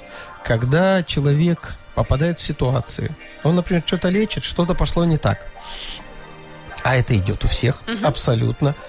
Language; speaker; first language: Russian; native; Russian